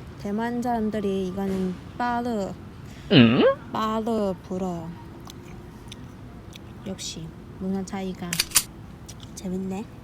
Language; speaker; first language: Korean; non-native, learner; Malay